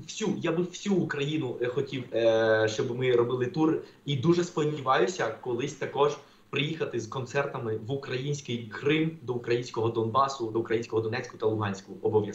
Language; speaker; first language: Ukrainian; non-native, fluent; Spanish